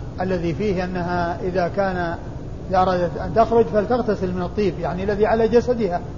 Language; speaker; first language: Arabic; native; Arabic